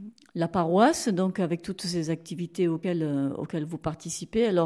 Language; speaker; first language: French; native; French